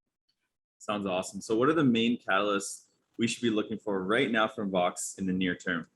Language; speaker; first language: English; native; English